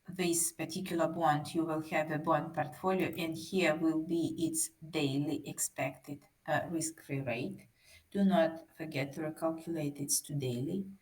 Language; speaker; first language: English; non-native, fluent; Russian